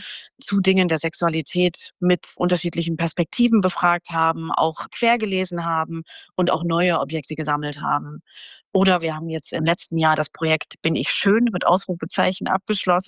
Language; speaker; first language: German; native; German